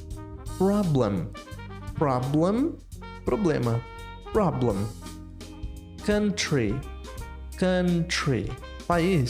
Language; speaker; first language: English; non-native, fluent; Portuguese